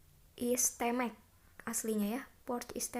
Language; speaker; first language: Turkish; non-native, fluent; Indonesian